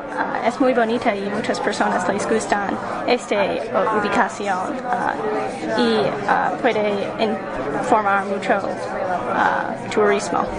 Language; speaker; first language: Spanish; non-native, learner; English